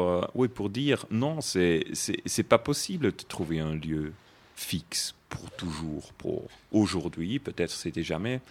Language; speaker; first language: French; non-native, fluent; German